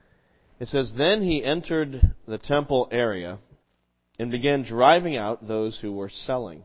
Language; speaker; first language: English; native; English